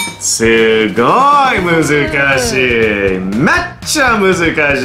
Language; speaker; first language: Japanese; non-native, learner; English